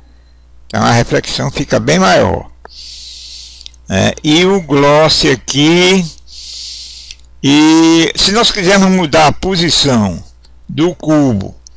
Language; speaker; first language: Portuguese; native; Portuguese